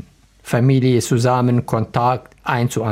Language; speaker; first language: German; non-native, learner; Arabic